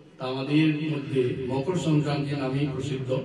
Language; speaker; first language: Bangla; non-native, learner; Assamese